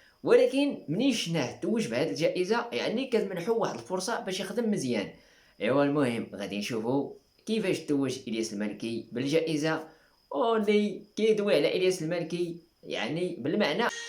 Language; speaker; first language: Arabic; native; Arabic